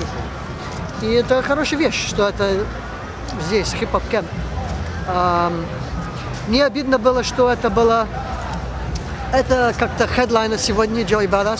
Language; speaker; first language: Russian; early bilingual, heritage; Russian